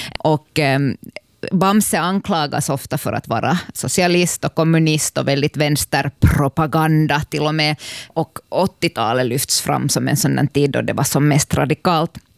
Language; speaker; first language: Swedish; native; Swedish